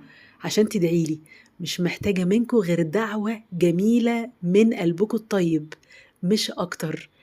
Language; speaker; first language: Arabic; native; Arabic